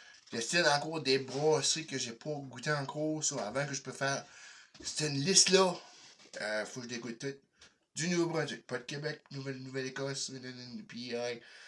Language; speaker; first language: French; native; French